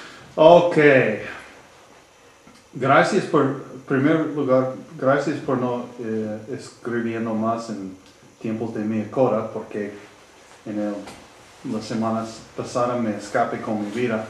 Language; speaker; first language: Spanish; non-native, learner; English